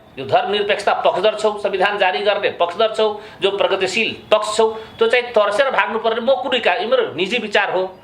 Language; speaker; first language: Nepali; non-native, local second language; Maithili